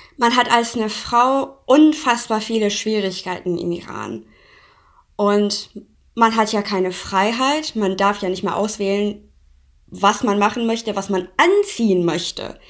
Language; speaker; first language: German; non-native, fluent; Persian